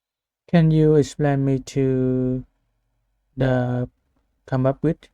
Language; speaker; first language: English; non-native, learner; Vietnamese